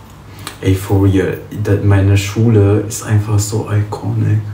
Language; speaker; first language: German; early bilingual, other home language; Polish